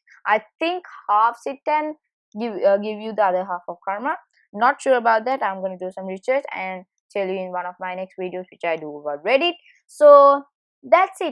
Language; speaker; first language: English; non-native, fluent; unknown